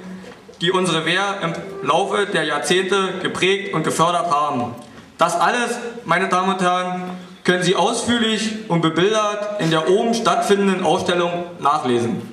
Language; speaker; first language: German; native; German